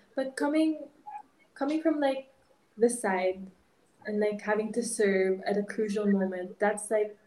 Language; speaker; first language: English; non-native, local second language; Hiligaynon